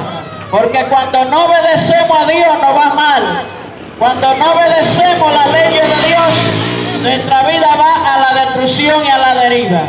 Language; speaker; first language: Spanish; native; Spanish